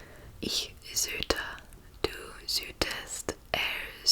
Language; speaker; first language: German; non-native, learner; English